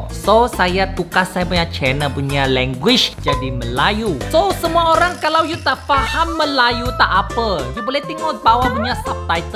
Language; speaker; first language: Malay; non-native, local second language; Chinese